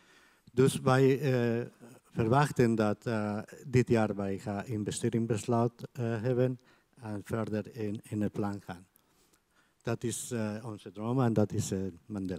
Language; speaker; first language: Dutch; non-native, fluent; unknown